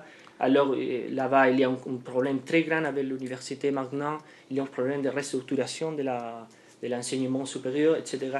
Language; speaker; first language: French; non-native, fluent; Spanish